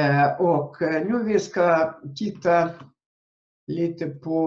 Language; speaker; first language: Swedish; non-native, fluent; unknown